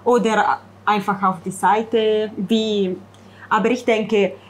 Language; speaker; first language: German; non-native, fluent; Italian